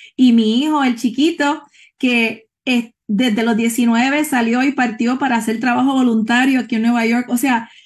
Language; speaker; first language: Spanish; native; Spanish